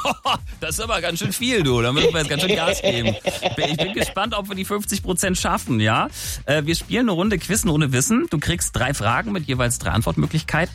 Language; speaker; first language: German; native; German